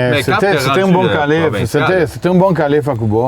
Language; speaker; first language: French; non-native, fluent; Spanish